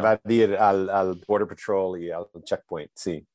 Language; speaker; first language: Spanish; non-native, learner; English